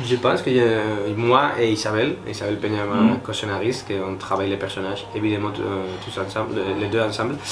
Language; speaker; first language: French; non-native, fluent; Spanish